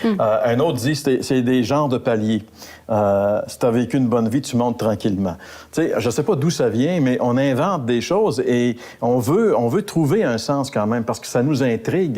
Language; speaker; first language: French; native; French